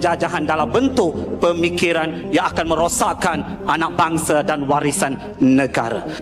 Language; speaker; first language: Malay; native; Malay